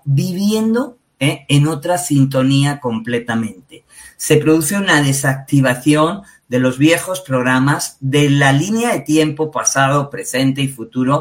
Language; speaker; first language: Spanish; native; Spanish